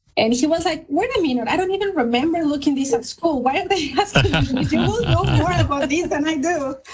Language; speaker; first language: English; non-native, fluent; Spanish